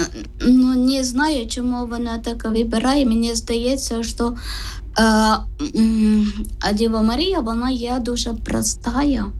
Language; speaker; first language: Ukrainian; non-native, learner; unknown